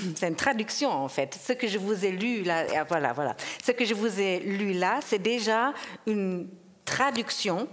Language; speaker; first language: French; non-native, fluent; German